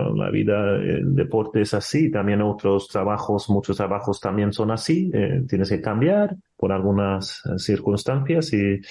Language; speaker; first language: Spanish; non-native, fluent; Swedish